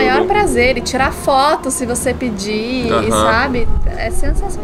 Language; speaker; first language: Portuguese; native; Portuguese